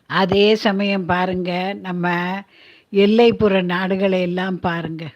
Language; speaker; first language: Tamil; native; Tamil